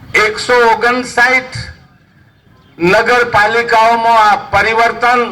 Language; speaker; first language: Gujarati; native; Gujarati